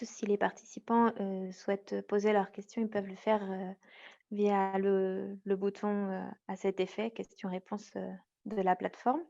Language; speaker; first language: French; native; French